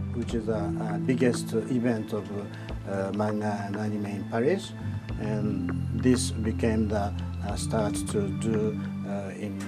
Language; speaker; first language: English; non-native, fluent; Japanese